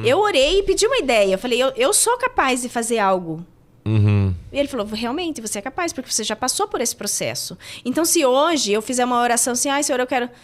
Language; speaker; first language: Portuguese; native; Portuguese